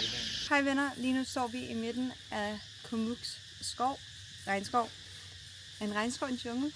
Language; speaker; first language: Danish; native; Danish